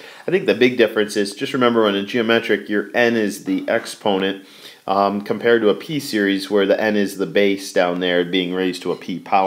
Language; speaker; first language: English; native; English